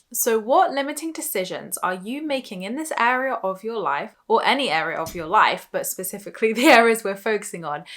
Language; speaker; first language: English; native; English